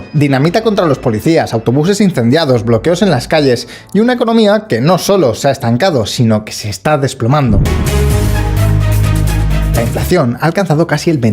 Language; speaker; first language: Spanish; native; Spanish